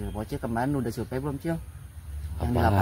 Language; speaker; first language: Indonesian; native; Indonesian